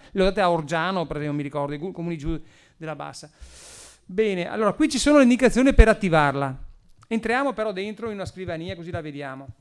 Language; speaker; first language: Italian; native; Italian